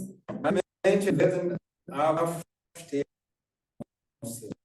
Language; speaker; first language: German; non-native, fluent; Rundi